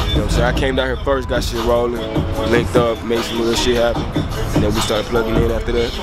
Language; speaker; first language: English; native; English